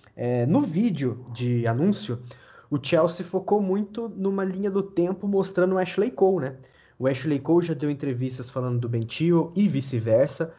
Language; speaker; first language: Portuguese; native; Portuguese